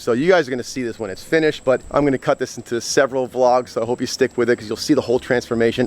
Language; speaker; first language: English; native; English